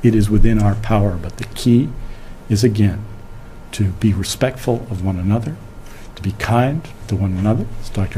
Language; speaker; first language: English; native; English